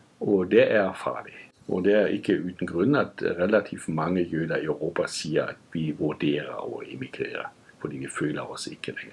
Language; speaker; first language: Norwegian; non-native, fluent; German